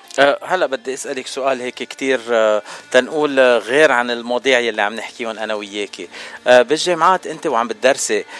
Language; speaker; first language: Arabic; native; Arabic